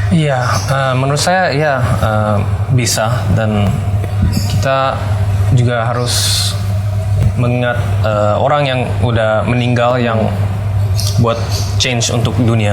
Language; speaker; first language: Indonesian; early bilingual, heritage; Indonesian